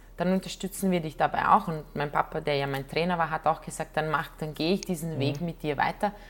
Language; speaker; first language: German; non-native, fluent; Croatian